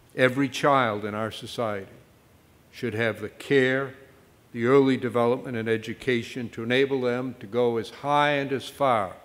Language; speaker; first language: English; native; English